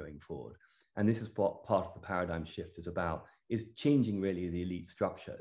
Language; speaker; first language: English; native; English